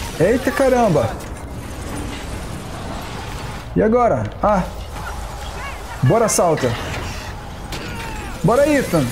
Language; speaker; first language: Portuguese; native; Portuguese